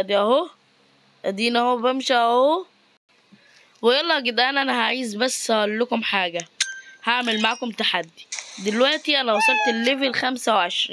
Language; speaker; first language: Arabic; native; Arabic